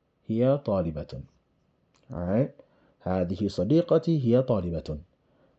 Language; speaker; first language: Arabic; non-native, fluent; English